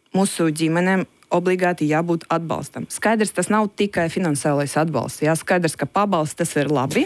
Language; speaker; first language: Latvian; non-native, local second language; Russian